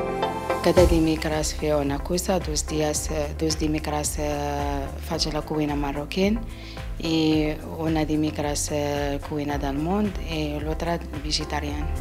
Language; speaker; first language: Catalan; non-native, learner; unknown